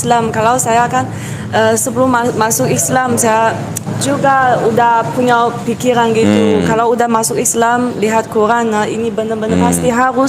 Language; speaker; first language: Indonesian; non-native, learner; Chinese